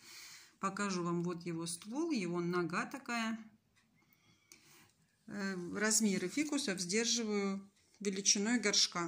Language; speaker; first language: Russian; native; Russian